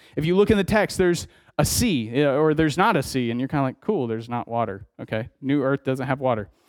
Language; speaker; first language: English; native; English